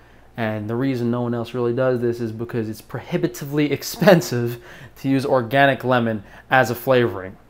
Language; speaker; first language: English; native; English